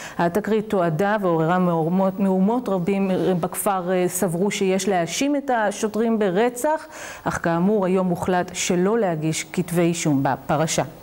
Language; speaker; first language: Hebrew; native; Hebrew